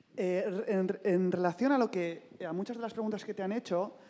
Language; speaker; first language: Spanish; non-native, local second language; Basque